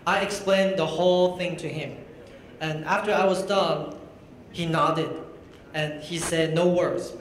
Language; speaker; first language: English; non-native, fluent; Chinese